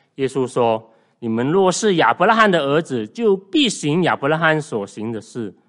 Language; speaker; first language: Chinese; native; Chinese